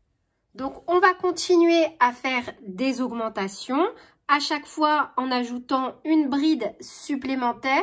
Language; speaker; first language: French; native; French